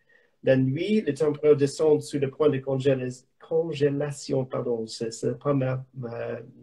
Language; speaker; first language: French; non-native, learner; English